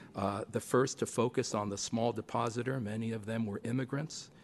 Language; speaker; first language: English; native; English